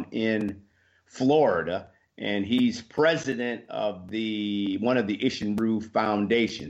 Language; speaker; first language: English; native; English